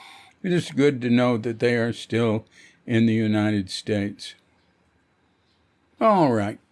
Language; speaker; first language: English; native; English